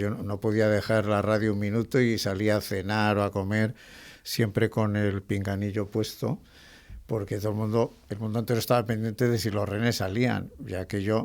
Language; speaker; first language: Spanish; native; Spanish